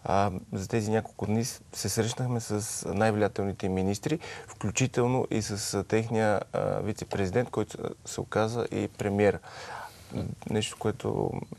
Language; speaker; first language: Bulgarian; native; Bulgarian